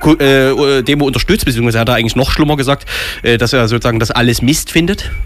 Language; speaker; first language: German; native; German